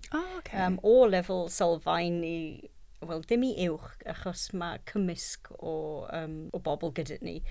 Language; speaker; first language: Welsh; non-native, local second language; English